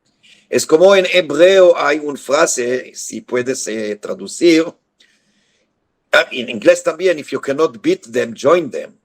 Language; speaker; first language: Spanish; non-native, fluent; Hebrew